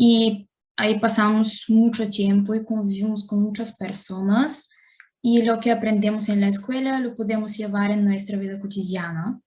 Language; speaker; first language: Spanish; non-native, fluent; Bulgarian